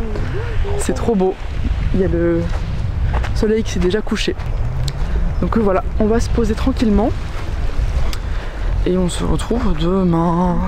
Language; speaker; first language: French; native; French